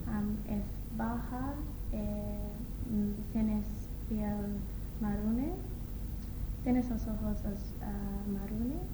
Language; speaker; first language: Spanish; non-native, learner; English